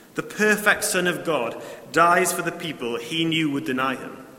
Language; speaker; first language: English; native; English